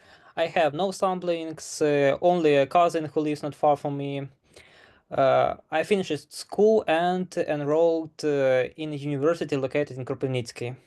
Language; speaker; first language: English; non-native, learner; Ukrainian